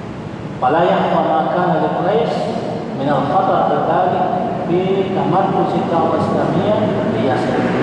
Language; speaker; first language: Arabic; non-native, fluent; Indonesian